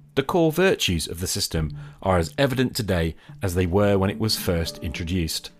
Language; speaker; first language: English; native; English